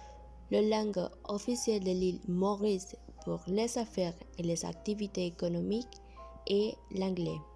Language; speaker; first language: French; non-native, learner; Spanish